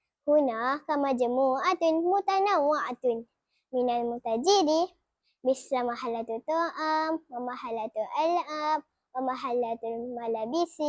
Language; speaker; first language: Arabic; non-native, learner; Malay